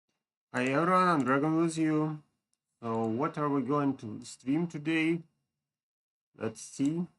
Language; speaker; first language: English; non-native, fluent; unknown